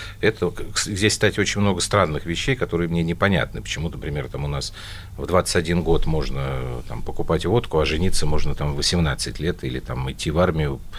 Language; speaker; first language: Russian; native; Russian